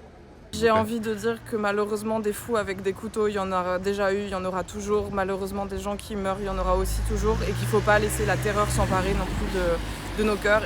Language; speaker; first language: French; native; French